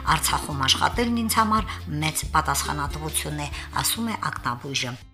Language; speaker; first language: Armenian; native; Armenian